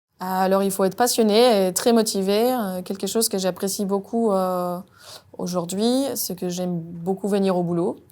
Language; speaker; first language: French; non-native, fluent; Spanish